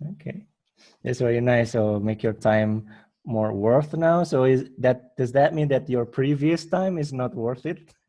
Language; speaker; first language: English; non-native, fluent; Indonesian